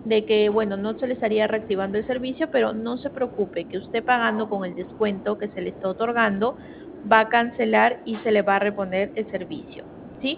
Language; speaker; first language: Spanish; native; Spanish